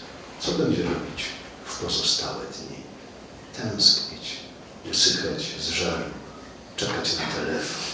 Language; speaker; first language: Polish; native; Polish